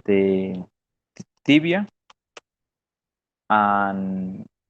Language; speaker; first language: English; non-native, learner; Spanish